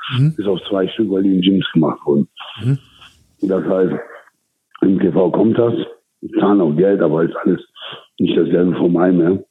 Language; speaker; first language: German; early bilingual, other home language; Turkish